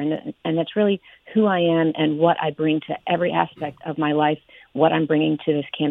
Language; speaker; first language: English; native; English